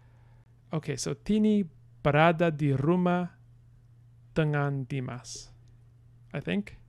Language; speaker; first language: Indonesian; non-native, learner; English